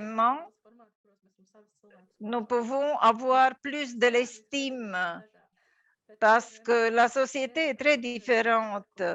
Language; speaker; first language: French; non-native, fluent; Latvian